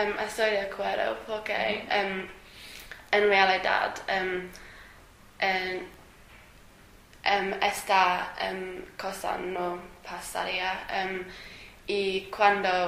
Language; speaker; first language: Spanish; non-native, learner; English